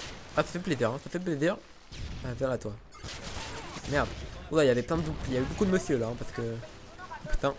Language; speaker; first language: French; native; French